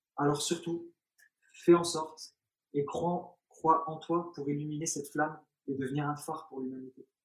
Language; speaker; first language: French; early bilingual, other home language; Arabic